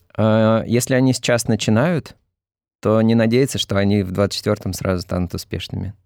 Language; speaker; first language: Russian; native; Russian